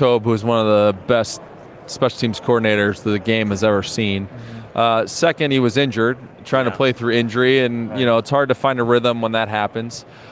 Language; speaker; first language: English; native; English